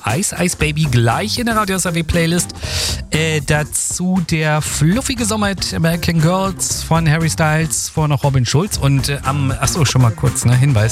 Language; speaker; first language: German; native; German